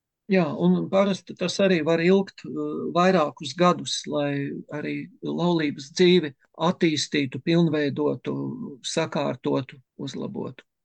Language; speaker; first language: Latvian; native; Latvian